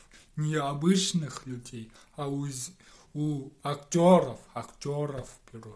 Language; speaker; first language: Russian; non-native, local second language; Kyrgyz